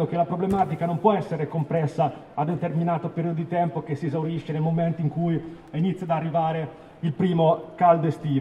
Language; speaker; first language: Italian; native; Italian